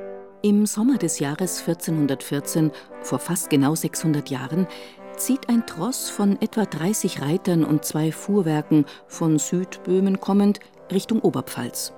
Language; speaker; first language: German; native; German